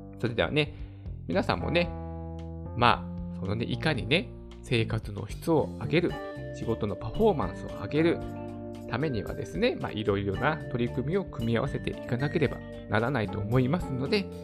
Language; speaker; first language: Japanese; native; Japanese